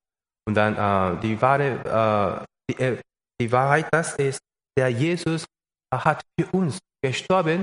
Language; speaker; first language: German; non-native, learner; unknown